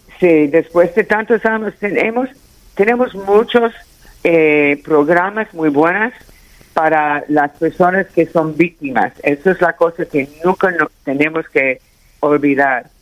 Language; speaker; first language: Spanish; early bilingual, heritage; Spanish